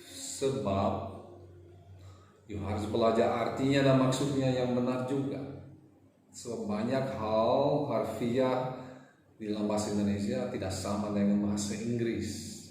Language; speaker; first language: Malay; non-native, fluent; English